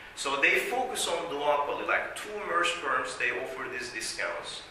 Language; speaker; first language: English; non-native, fluent; Turkish